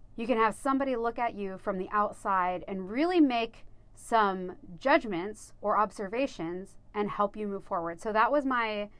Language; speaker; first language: English; native; English